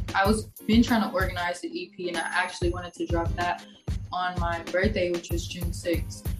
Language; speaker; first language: English; native; English